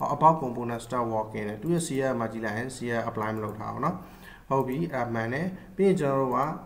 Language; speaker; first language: Burmese; native; Burmese